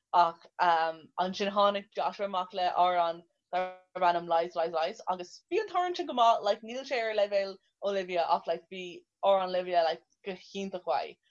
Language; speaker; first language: Irish; non-native, local second language; English